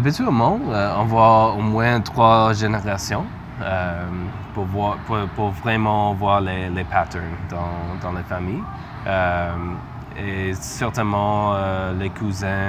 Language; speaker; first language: French; non-native, learner; English